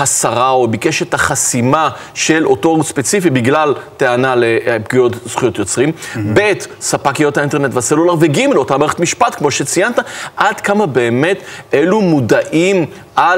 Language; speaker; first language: Hebrew; native; Hebrew